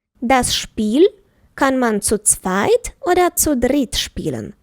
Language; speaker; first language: German; non-native, fluent; Ukrainian